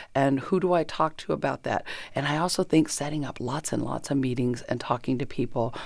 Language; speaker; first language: English; native; English